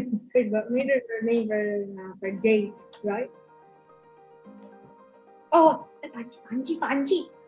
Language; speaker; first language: English; non-native, learner; Indonesian